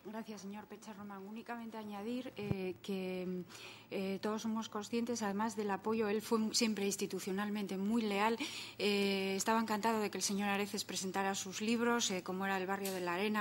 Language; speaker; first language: Spanish; native; Spanish